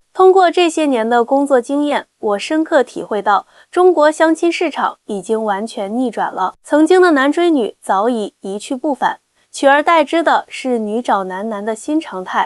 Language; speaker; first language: Chinese; native; Chinese